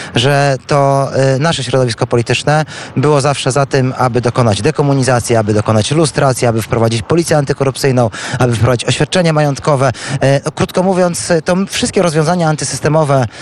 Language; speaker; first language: Polish; native; Polish